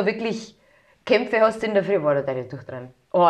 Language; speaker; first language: German; native; German